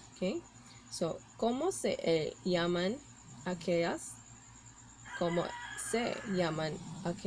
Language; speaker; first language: Spanish; non-native, learner; Cebuano